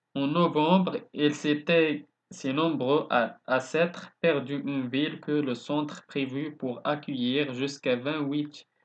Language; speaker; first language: French; non-native, local second language; Arabic